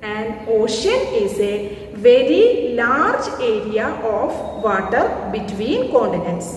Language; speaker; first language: English; non-native, local second language; Malayalam